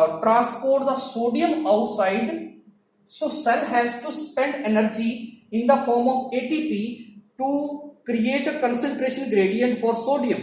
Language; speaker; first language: English; non-native, local second language; Hindi